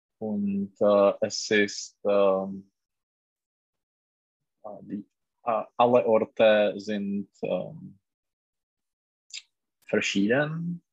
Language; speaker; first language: German; non-native, learner; Czech